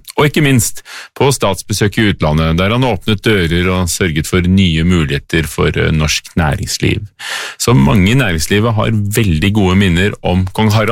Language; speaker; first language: Norwegian; native; Norwegian